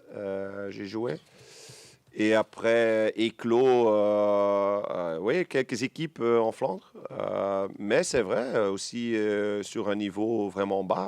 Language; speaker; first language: French; non-native, local second language; Dutch